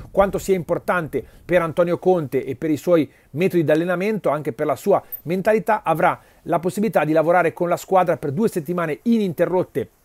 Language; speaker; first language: Italian; native; Italian